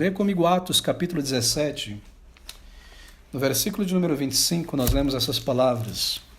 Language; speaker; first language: Portuguese; native; Portuguese